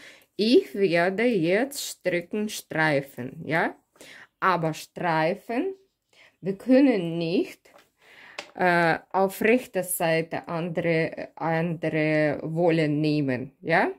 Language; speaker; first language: German; non-native, fluent; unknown